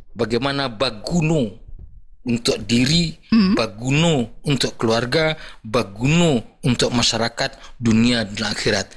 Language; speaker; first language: Indonesian; non-native, local second language; Minangkabau